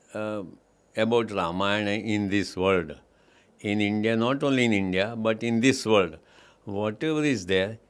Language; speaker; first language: English; non-native, local second language; Gujarati